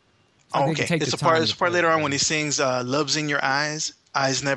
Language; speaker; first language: English; native; English